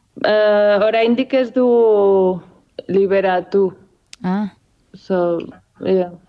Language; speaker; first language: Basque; non-native, local second language; Spanish